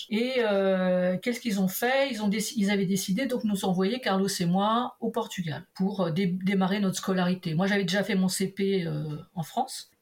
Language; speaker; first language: French; early bilingual, other home language; Portuguese